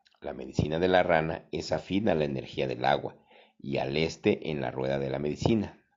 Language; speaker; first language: Spanish; native; Spanish